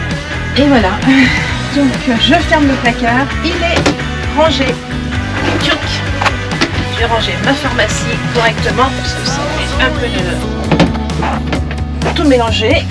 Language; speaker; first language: French; native; French